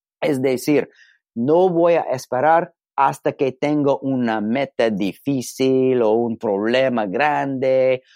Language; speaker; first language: Spanish; non-native, learner; English